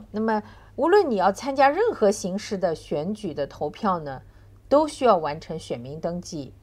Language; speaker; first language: Chinese; native; Chinese